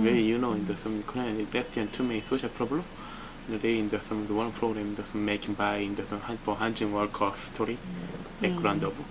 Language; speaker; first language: English; non-native, learner; Korean